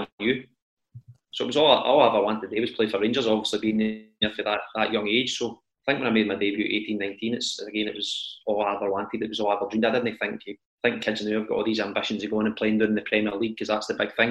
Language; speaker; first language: English; native; English